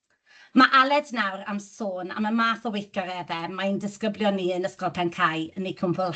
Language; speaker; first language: Welsh; native; Welsh